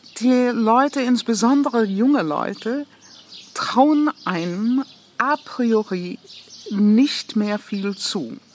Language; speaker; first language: German; non-native, fluent; English